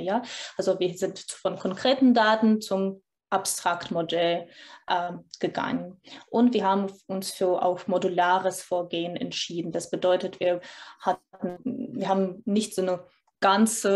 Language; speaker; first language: German; non-native, fluent; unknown